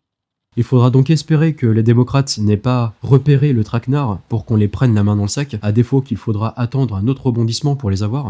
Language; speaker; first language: French; native; French